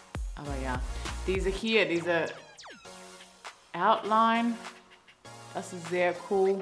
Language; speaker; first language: German; non-native, learner; English